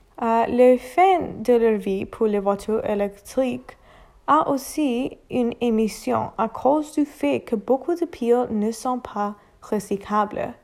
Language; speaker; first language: French; non-native, learner; English